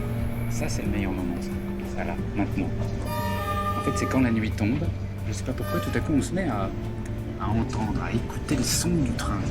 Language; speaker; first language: French; native; French